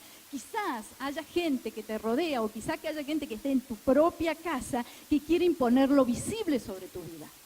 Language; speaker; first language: Spanish; native; Spanish